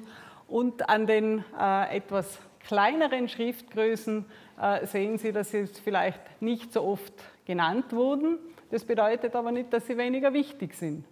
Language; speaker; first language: German; native; German